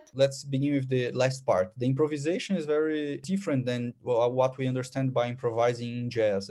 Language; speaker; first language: English; non-native, fluent; Portuguese